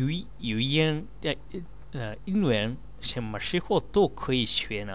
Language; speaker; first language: Chinese; non-native, learner; Japanese